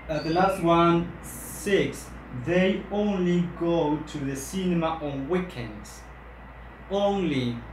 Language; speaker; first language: English; non-native, fluent; Spanish